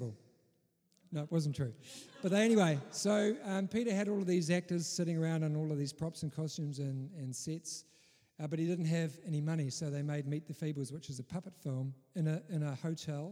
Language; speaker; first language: English; native; English